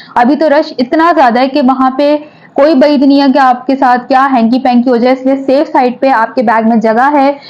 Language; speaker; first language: Urdu; native; Urdu